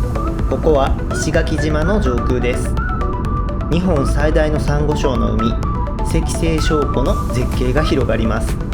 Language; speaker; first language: Japanese; native; Japanese